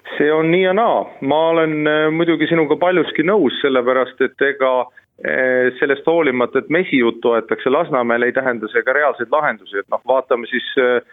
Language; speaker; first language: Estonian; native; Estonian